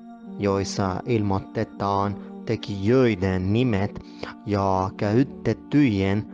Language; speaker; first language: Finnish; non-native, learner; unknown